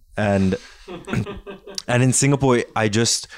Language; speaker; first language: English; native; English